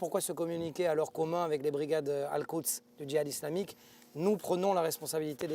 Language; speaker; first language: French; native; French